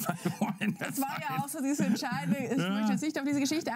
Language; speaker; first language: German; native; German